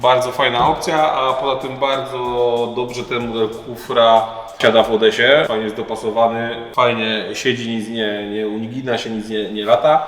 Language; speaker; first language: Polish; native; Polish